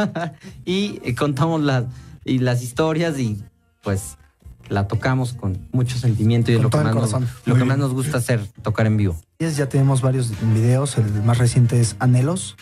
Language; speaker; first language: Spanish; native; Spanish